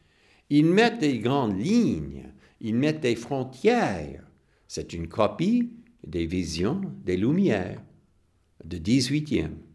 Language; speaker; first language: French; non-native, fluent; English